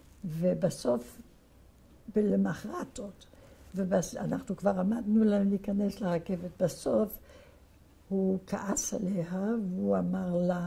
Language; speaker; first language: Hebrew; non-native, fluent; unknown